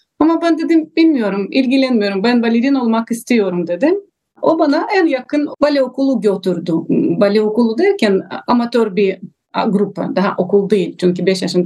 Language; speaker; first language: Turkish; non-native, learner; Russian